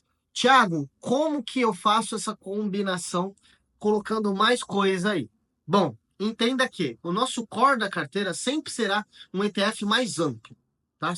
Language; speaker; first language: Portuguese; native; Portuguese